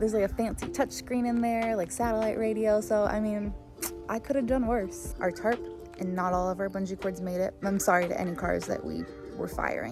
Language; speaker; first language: English; native; English